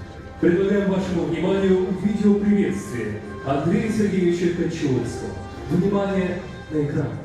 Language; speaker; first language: Russian; native; Russian